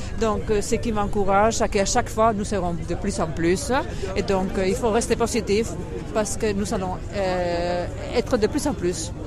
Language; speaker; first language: French; non-native, fluent; Spanish